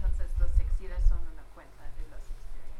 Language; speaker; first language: Spanish; non-native, learner; English